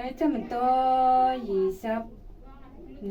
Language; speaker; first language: Cantonese; non-native, fluent; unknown